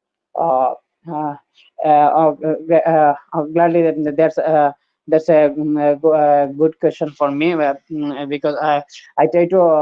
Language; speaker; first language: English; non-native, learner; Bangla